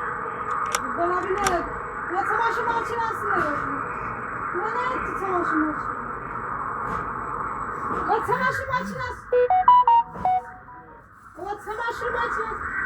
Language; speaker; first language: Turkish; native; Turkish